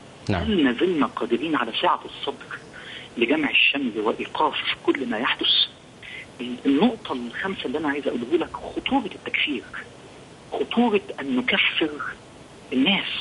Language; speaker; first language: Arabic; native; Arabic